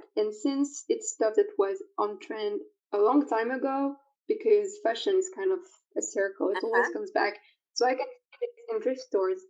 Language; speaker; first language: English; non-native, fluent; French